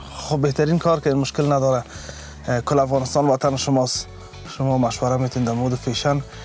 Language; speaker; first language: Persian; native; Persian